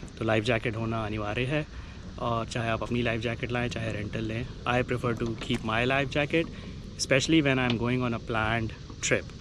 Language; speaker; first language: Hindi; native; Hindi